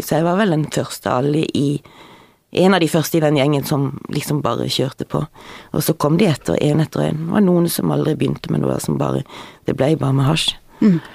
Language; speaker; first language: Norwegian; native; Norwegian